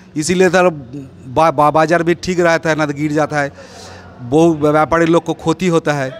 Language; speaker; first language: Hindi; non-native, local second language; Bangla